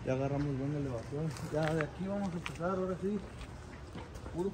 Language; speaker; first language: Spanish; native; Spanish